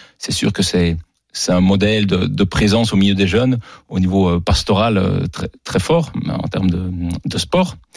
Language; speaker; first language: French; native; French